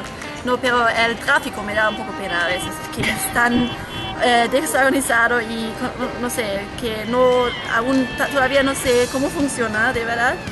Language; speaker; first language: Spanish; non-native, learner; German